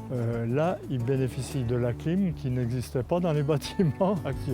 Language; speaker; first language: French; native; French